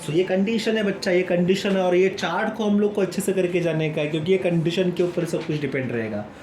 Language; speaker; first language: Hindi; non-native, local second language; Marathi